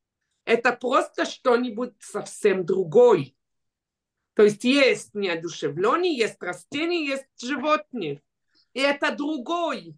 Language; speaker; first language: Russian; early bilingual, heritage; Russian